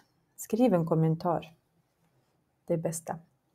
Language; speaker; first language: Swedish; non-native, fluent; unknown